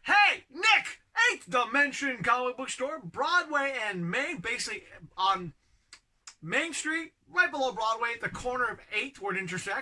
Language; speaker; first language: English; native; English